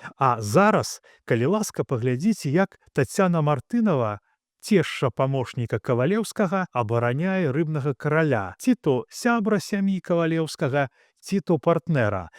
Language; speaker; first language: Belarusian; native; Belarusian